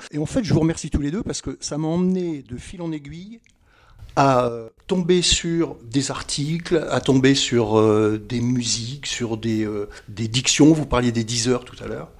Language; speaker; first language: French; native; French